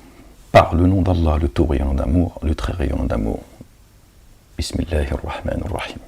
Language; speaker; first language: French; native; French